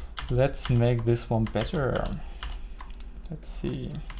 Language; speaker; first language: English; non-native, fluent; German